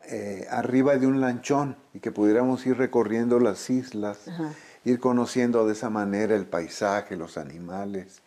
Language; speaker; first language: Spanish; native; Spanish